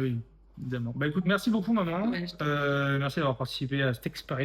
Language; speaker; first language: French; native; French